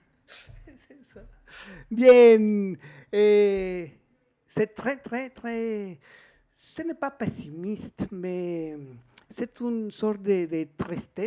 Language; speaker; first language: French; non-native, fluent; Spanish